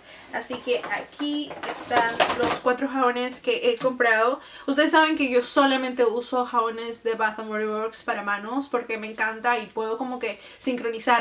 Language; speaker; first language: Spanish; native; Spanish